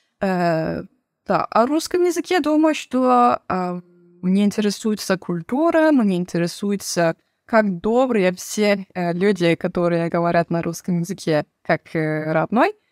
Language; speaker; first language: Russian; non-native, learner; Turkish